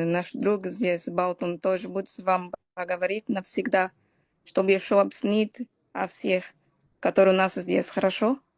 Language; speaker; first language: Russian; non-native, learner; Portuguese